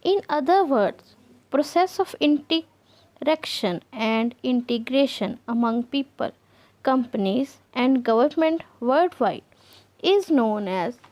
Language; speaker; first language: English; non-native, local second language; Punjabi